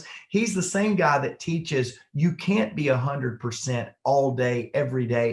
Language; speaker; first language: English; native; English